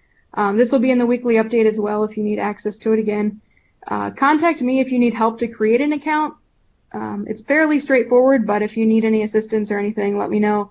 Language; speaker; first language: English; native; English